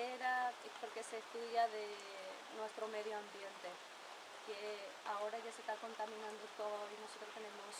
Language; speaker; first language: Spanish; non-native, local second language; Guarani